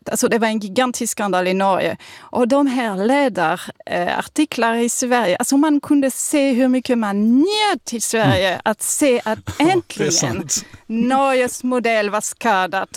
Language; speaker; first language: Swedish; non-native, fluent; French